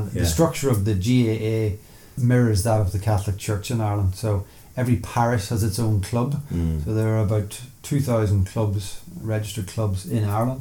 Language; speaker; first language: English; native; English